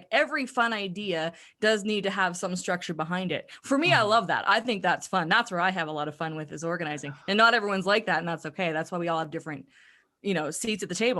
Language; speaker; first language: English; native; English